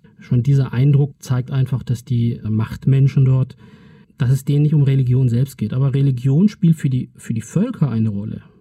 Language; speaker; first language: German; early bilingual, other home language; Turkish